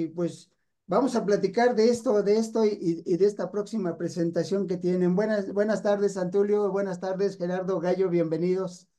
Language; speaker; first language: Spanish; native; Spanish